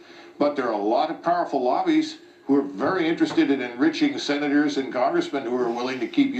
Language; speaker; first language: English; native; English